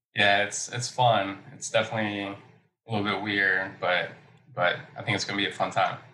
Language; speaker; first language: English; early bilingual, other home language; Spanish